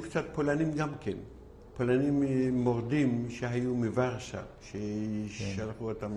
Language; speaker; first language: Hebrew; non-native, fluent; Yiddish